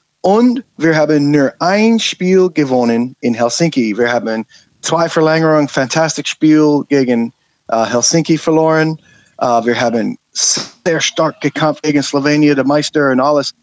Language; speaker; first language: German; non-native, learner; English